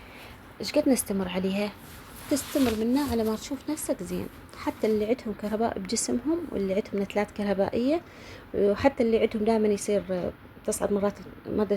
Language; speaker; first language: Arabic; native; Arabic